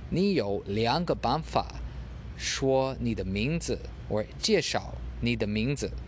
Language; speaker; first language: Chinese; non-native, learner; English